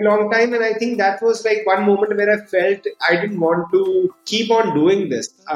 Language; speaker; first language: English; non-native, local second language; Hindi